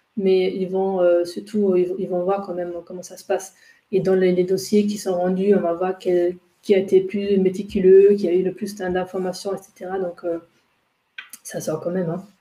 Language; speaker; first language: French; non-native, fluent; German